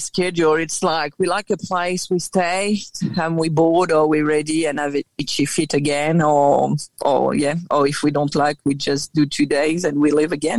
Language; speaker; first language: English; non-native, fluent; French